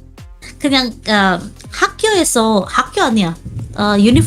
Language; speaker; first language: Korean; non-native, learner; Indonesian